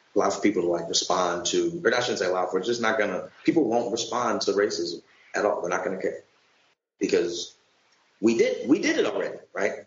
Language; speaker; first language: English; native; English